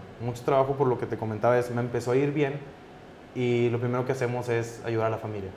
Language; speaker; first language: Spanish; native; Spanish